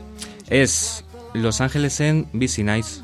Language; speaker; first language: Basque; non-native, learner; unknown